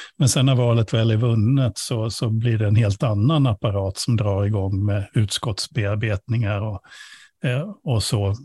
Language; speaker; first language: Swedish; native; Swedish